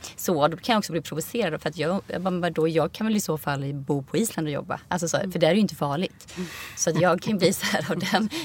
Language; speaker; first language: Swedish; early bilingual, other home language; Icelandic